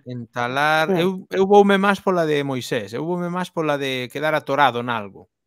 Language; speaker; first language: Galician; native; Galician